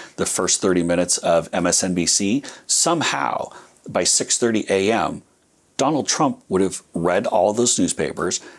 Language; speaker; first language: English; native; English